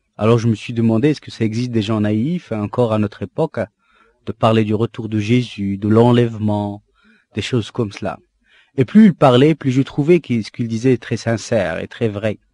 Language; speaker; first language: French; non-native, local second language; Arabic